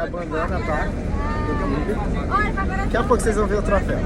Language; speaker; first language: Portuguese; native; Portuguese